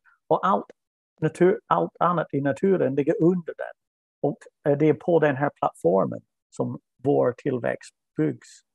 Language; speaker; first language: Swedish; non-native, fluent; English